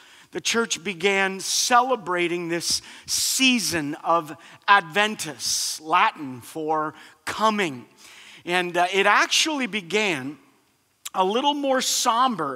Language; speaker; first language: English; native; English